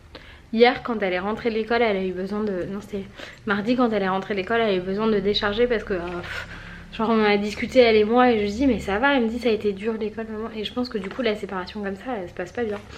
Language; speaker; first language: French; native; French